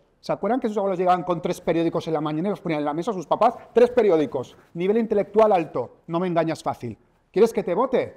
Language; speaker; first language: Spanish; native; Spanish